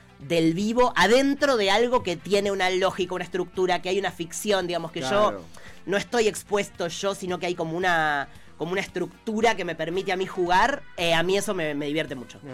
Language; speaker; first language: Spanish; native; Spanish